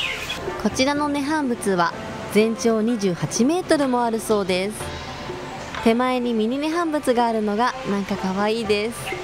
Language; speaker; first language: Japanese; native; Japanese